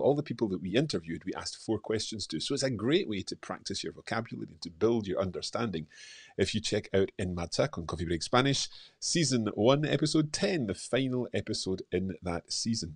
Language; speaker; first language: English; native; English